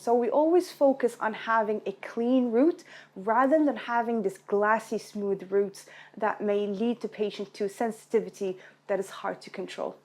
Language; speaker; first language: English; non-native, fluent; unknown